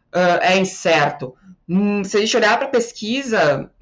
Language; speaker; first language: Portuguese; native; Portuguese